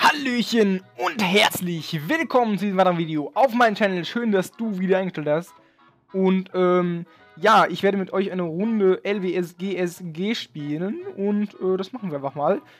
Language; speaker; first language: German; native; German